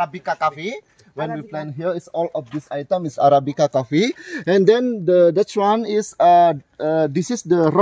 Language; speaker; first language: English; non-native, learner; Indonesian